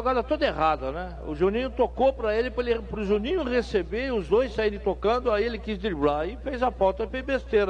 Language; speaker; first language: Portuguese; native; Portuguese